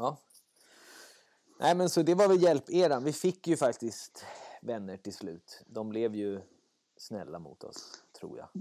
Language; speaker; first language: Swedish; native; Swedish